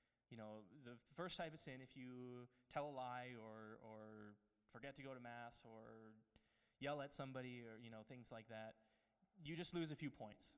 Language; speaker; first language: English; native; English